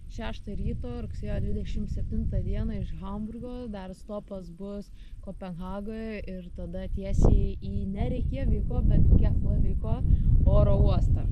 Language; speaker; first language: Lithuanian; native; Lithuanian